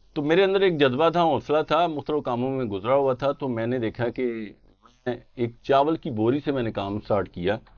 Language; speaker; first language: Urdu; native; Urdu